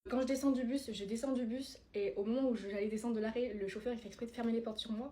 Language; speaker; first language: French; early bilingual, other home language; Spanish